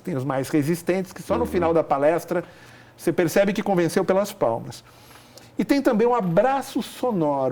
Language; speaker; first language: Portuguese; native; Portuguese